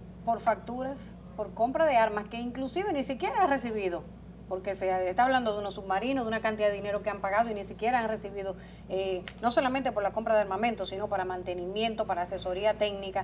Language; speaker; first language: Spanish; native; Spanish